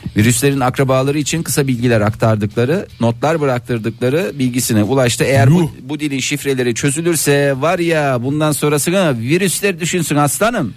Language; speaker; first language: Turkish; native; Turkish